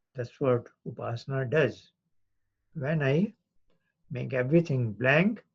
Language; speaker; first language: English; non-native, local second language; Hindi